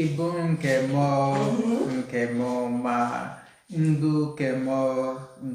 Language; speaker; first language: Igbo; non-native, learner; English